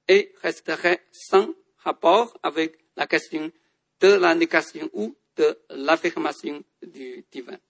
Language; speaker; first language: French; non-native, fluent; Chinese